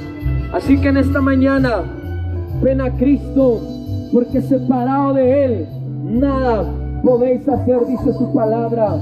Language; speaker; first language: Spanish; native; Spanish